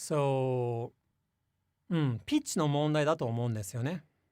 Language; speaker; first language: Japanese; non-native, fluent; English